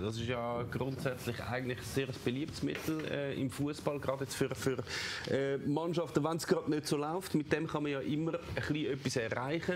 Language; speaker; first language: German; native; German